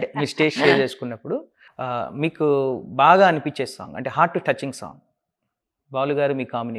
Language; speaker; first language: Telugu; native; Telugu